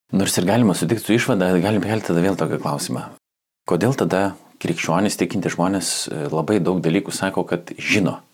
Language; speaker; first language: Lithuanian; native; Lithuanian